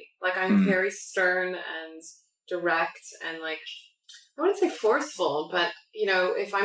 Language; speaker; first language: English; native; English